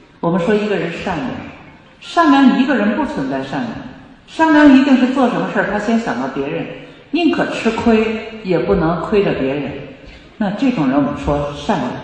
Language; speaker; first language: Chinese; native; Chinese